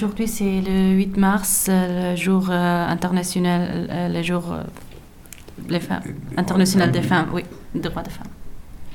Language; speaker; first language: French; non-native, learner; Persian